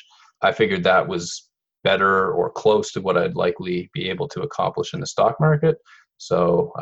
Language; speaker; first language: English; native; English